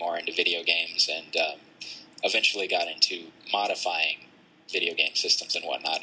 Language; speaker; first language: English; native; English